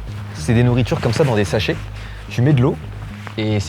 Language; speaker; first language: French; native; French